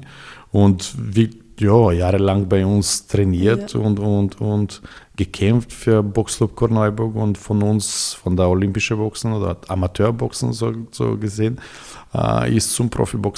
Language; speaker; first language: German; non-native, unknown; Serbian